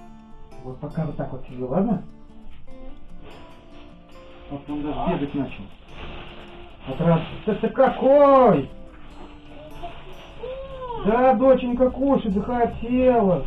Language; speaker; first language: Russian; native; Russian